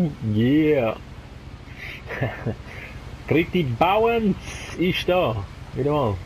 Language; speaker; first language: German; native; German